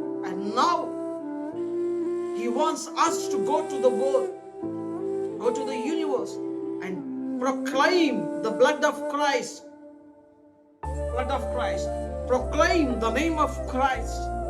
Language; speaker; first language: English; non-native, local second language; Telugu